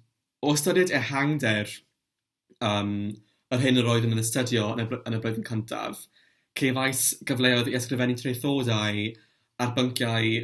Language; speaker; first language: Welsh; non-native, local second language; English